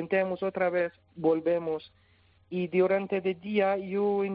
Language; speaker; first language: Spanish; non-native, learner; Persian